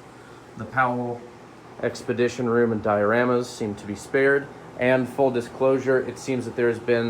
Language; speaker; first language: English; native; English